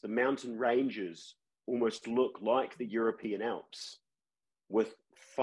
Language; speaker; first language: English; native; English